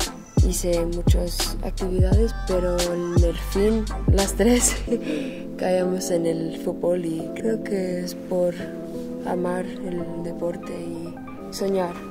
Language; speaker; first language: Spanish; early bilingual, heritage; English